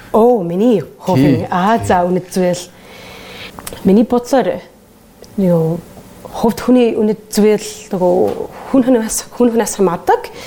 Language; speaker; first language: Mongolian; non-native, learner; English